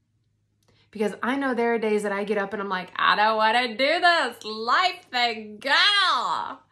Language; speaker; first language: English; native; English